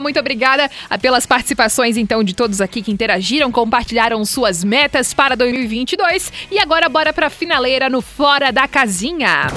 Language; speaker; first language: Portuguese; native; Portuguese